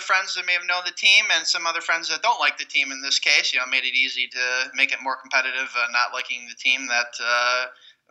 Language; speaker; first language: English; native; English